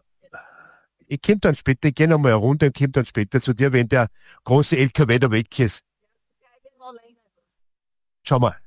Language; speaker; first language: German; native; German